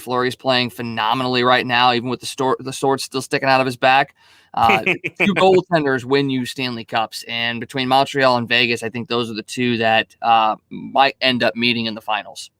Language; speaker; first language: English; native; English